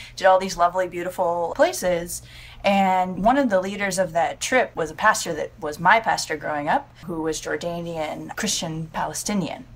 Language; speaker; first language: English; native; English